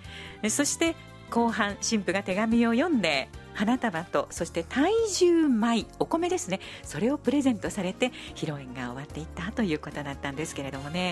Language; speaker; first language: Japanese; native; Japanese